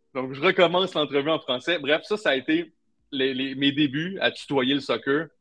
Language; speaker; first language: French; native; French